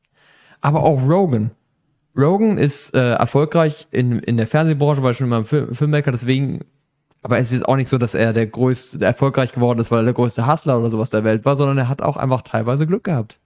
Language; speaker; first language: German; native; German